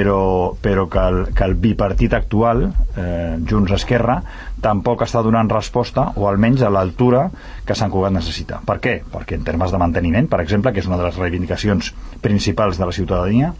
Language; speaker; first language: Catalan; native; Catalan